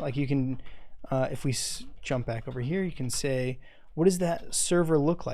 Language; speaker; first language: English; native; English